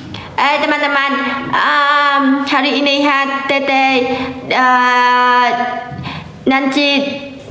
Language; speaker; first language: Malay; non-native, learner; Vietnamese